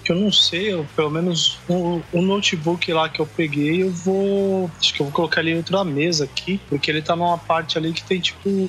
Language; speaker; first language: Portuguese; native; Portuguese